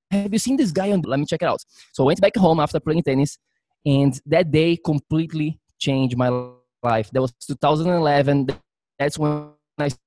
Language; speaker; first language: English; non-native, fluent; Portuguese